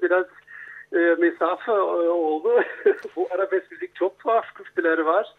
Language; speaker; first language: Turkish; non-native, fluent; German